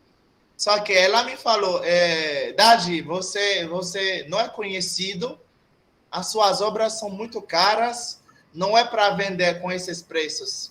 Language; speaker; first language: Portuguese; non-native, fluent; Haitian Creole